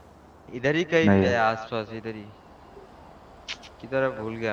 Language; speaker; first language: Hindi; native; Hindi